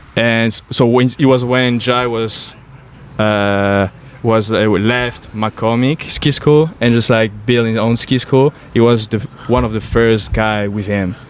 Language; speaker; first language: English; non-native, fluent; French